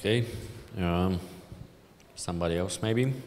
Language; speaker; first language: English; non-native, fluent; Bulgarian